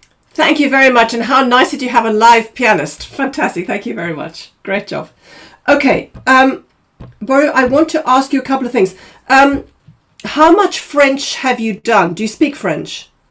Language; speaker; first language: English; native; English